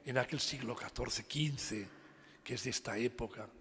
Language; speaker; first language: Spanish; non-native, local second language; Catalan